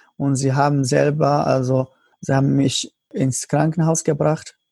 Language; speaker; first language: German; non-native, learner; Arabic